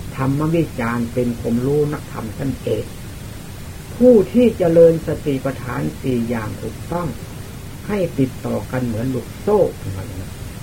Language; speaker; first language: Thai; non-native, local second language; Lao